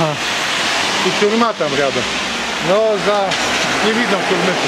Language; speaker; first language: Russian; non-native, learner; Polish